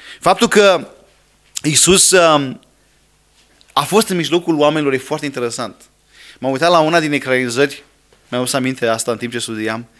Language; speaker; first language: Romanian; non-native, fluent; English